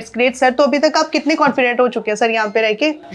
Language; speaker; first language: Hindi; native; Hindi